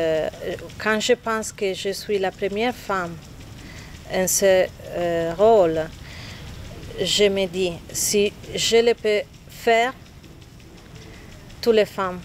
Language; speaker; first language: French; non-native, fluent; Italian